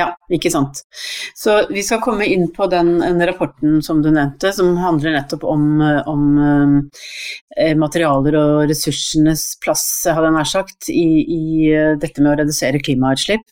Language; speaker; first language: Norwegian; native; Norwegian